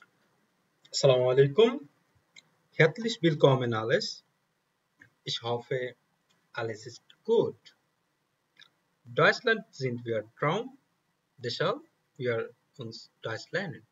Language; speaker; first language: German; non-native, learner; Bangla